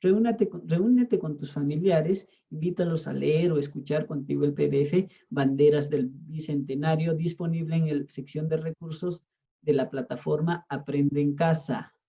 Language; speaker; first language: Spanish; native; Spanish